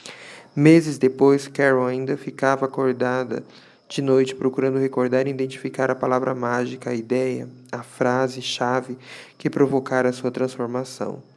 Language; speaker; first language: Portuguese; native; Portuguese